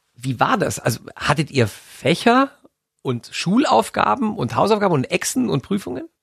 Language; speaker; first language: German; native; German